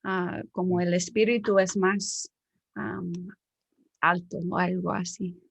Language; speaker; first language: Spanish; non-native, fluent; English